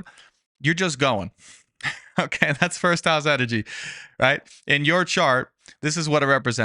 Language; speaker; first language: English; native; English